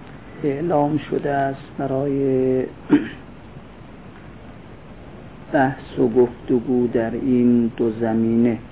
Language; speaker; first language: Persian; native; Persian